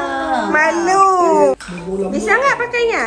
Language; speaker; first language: Indonesian; native; Indonesian